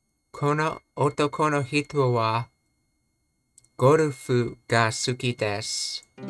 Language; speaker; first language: Japanese; non-native, learner; English